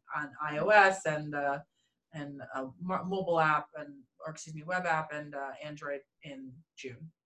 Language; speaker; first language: English; native; English